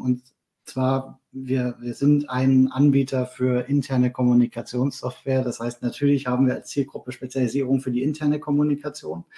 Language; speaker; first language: German; native; German